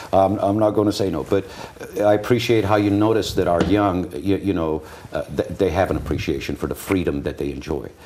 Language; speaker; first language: English; early bilingual, other home language; Armenian